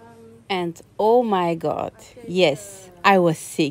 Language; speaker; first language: English; non-native, fluent; French